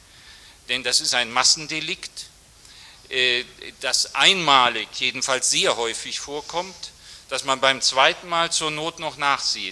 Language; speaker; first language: German; native; German